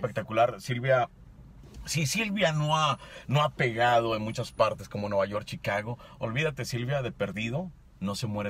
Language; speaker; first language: Spanish; native; Spanish